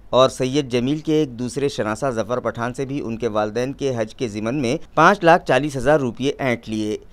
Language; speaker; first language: Urdu; native; Urdu